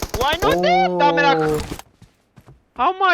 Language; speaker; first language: English; non-native, learner; Turkish